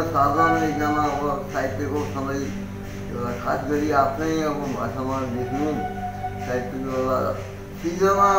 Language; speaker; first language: Nepali; native; Nepali